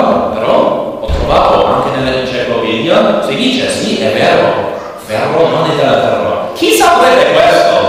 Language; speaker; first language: Italian; non-native, learner; English